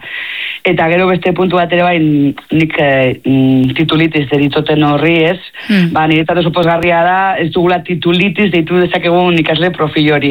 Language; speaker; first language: Basque; non-native, local second language; Spanish